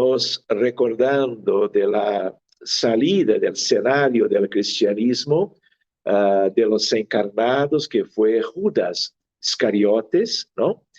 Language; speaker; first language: Spanish; non-native, fluent; Portuguese